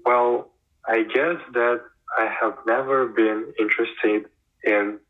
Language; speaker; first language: English; non-native, fluent; Ukrainian